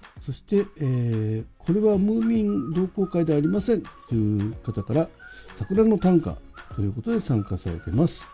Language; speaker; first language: Japanese; native; Japanese